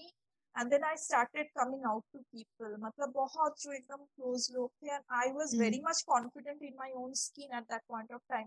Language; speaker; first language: English; non-native, local second language; Bangla